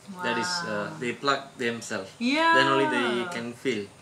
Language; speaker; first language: English; non-native, local second language; Tamil